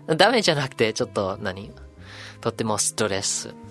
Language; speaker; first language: Japanese; non-native, learner; English